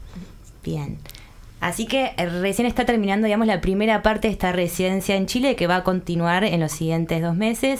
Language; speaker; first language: Spanish; native; Spanish